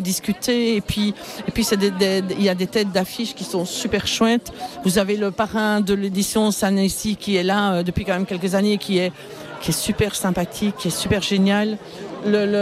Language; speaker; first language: French; native; French